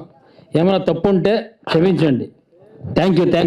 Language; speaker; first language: Telugu; non-native, local second language; Kannada